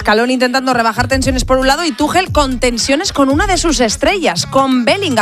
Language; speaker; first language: Spanish; native; Spanish